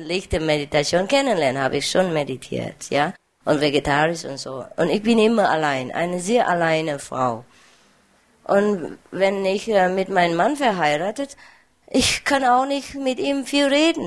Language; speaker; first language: German; non-native, fluent; Vietnamese